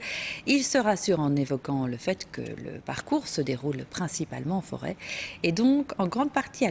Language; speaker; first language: French; native; French